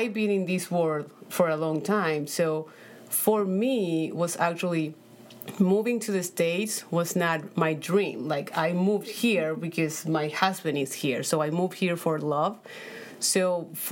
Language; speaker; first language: English; non-native, fluent; Spanish